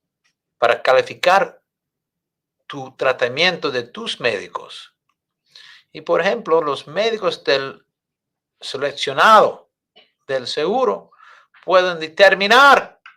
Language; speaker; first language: Spanish; non-native, fluent; English